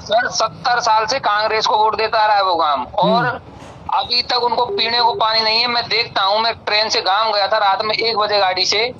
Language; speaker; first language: Hindi; native; Hindi